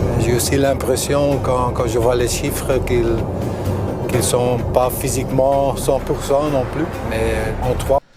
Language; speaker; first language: French; non-native, local second language; Dutch